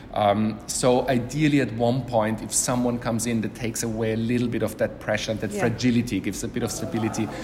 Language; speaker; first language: English; non-native, fluent; German